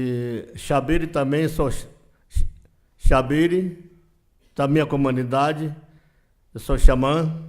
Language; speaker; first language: Portuguese; non-native, local second language; Yanomámi